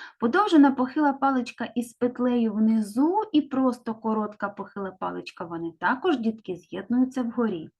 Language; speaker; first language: Ukrainian; native; Ukrainian